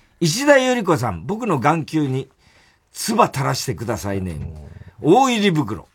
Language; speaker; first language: Japanese; native; Japanese